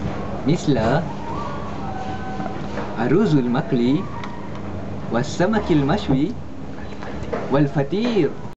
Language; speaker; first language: Arabic; non-native, learner; Malay